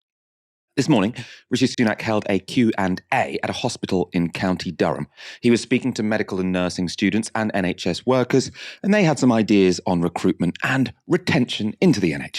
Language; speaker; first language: English; native; English